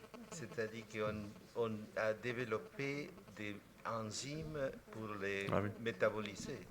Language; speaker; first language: French; non-native, fluent; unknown